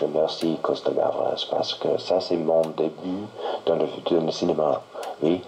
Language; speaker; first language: French; non-native, learner; English